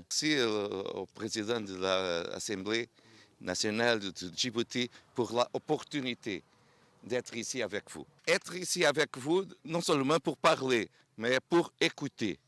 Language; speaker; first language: French; non-native, learner; Portuguese